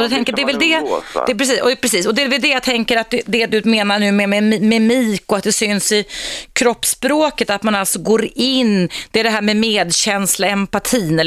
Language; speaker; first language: Swedish; native; Swedish